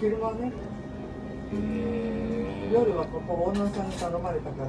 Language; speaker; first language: Japanese; native; Japanese